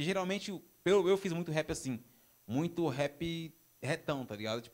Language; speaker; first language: Portuguese; native; Portuguese